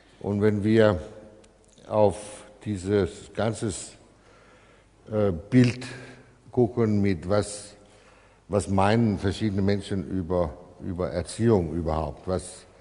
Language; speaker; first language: German; non-native, fluent; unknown